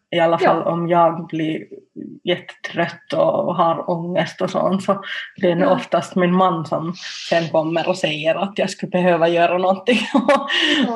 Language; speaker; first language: Swedish; non-native, local second language; Finnish